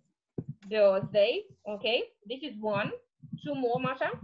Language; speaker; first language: English; non-native, fluent; Russian